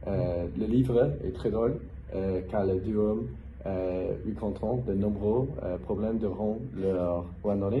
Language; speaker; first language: French; non-native, fluent; English